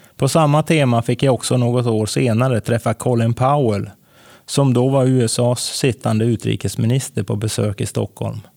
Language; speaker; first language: Swedish; native; Swedish